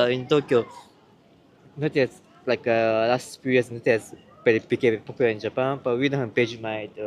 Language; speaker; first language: English; non-native, learner; Japanese